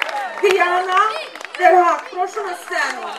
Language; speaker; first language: Ukrainian; early bilingual, heritage; Ukrainian